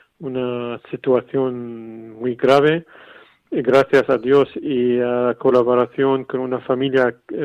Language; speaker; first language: Spanish; non-native, fluent; Arabic